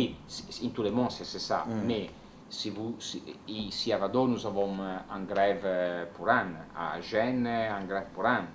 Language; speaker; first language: French; non-native, learner; Italian